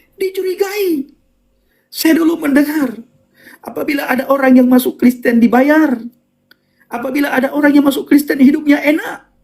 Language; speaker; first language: Indonesian; non-native, local second language; Achinese